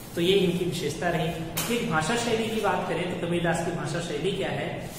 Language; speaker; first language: Hindi; native; Hindi